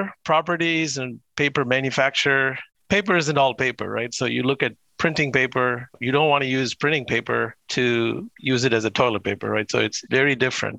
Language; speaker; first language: English; non-native, local second language; Tamil